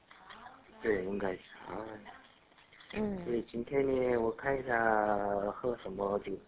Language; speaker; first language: Chinese; non-native, learner; Korean